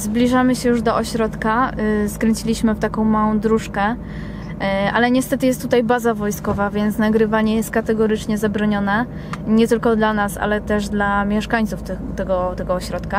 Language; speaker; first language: Polish; native; Polish